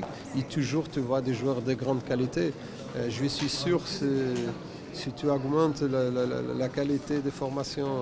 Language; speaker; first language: French; non-native, fluent; Portuguese